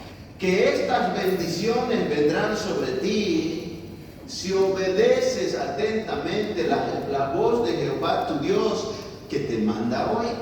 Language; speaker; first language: Spanish; native; Spanish